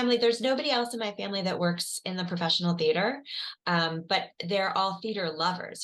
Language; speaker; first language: English; native; English